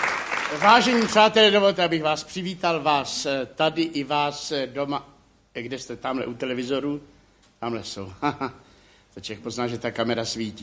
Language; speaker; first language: Czech; native; Czech